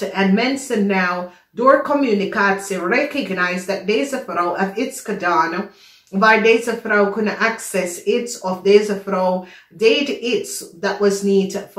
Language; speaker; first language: Dutch; non-native, learner; English